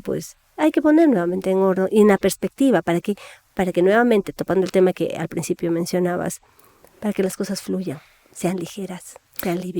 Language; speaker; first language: Spanish; native; Spanish